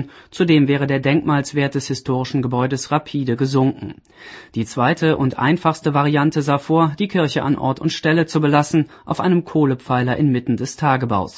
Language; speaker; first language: German; native; German